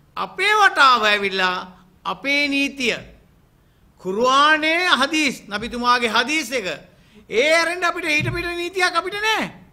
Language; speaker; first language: Sinhala; non-native, local second language; Tamil